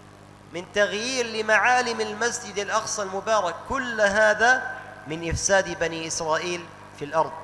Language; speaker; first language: Arabic; native; Arabic